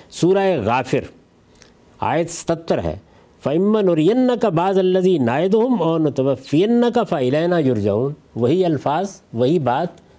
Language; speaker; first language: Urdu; non-native, local second language; Punjabi